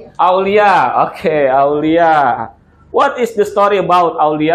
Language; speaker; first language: English; non-native, learner; Indonesian